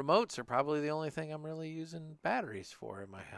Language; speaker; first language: English; native; English